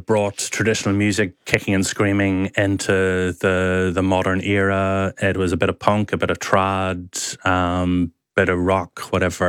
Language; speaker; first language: English; native; English